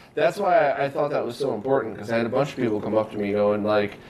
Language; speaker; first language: English; native; English